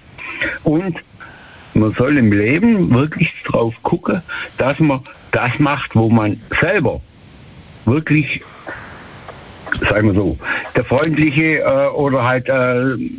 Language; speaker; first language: German; native; German